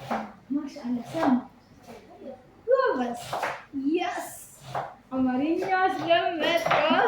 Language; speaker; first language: Arabic; non-native, learner; Amharic